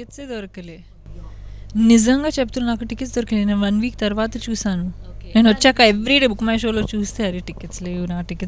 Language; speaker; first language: Telugu; non-native, local second language; Hindi